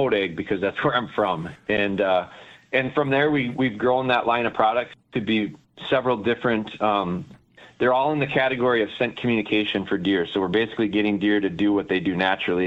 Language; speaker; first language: English; native; English